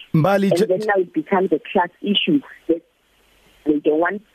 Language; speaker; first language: English; non-native, local second language; Zulu